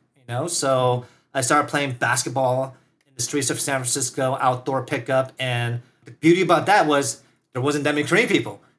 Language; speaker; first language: English; early bilingual, other home language; Korean